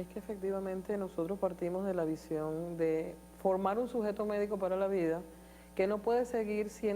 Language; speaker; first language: Spanish; native; Spanish